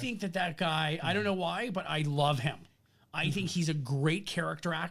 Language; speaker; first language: English; native; English